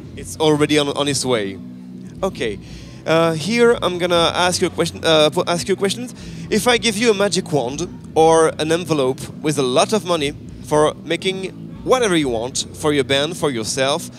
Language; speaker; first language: English; non-native, learner; French